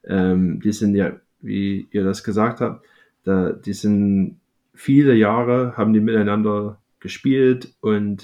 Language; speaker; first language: German; non-native, fluent; English